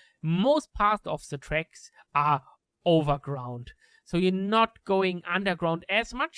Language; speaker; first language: English; non-native, fluent; German